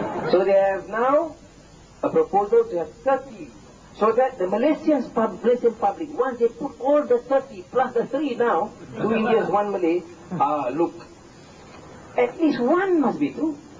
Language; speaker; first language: English; non-native, local second language; Malay